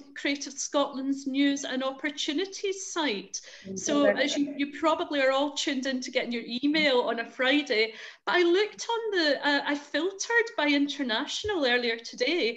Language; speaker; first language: English; native; English